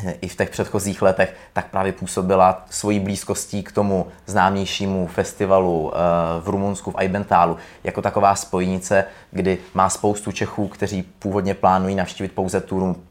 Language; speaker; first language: Czech; native; Czech